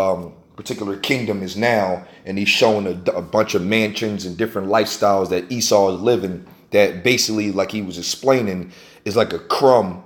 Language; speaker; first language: English; native; English